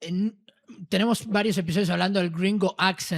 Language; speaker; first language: Spanish; native; Spanish